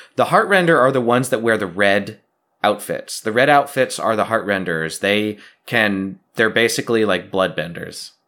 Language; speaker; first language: English; native; English